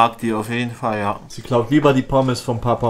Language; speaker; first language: German; native; German